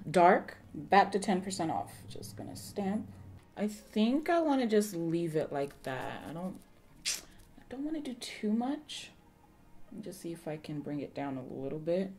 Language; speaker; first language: English; early bilingual, other home language; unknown